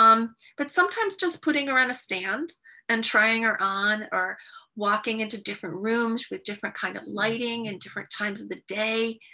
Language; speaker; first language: English; native; English